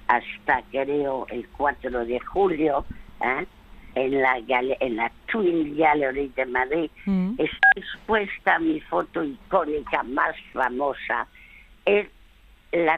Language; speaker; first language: Spanish; early bilingual, other home language; French